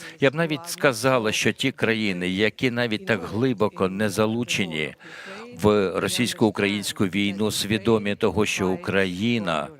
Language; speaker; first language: Ukrainian; non-native, fluent; Latvian